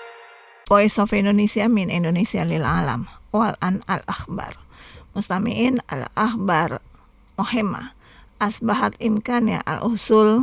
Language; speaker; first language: Arabic; non-native, fluent; Indonesian